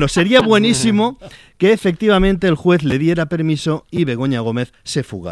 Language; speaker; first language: Spanish; native; Spanish